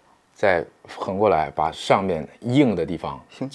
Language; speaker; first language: Chinese; native; Chinese